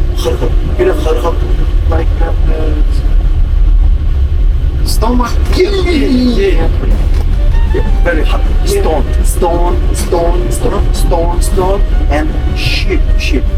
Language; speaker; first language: English; non-native, learner; Korean